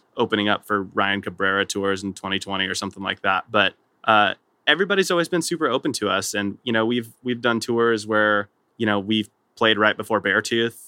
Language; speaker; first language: English; native; English